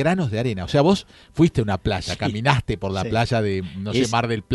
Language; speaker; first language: Spanish; native; Spanish